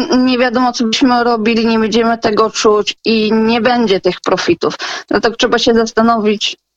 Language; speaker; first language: Polish; native; Polish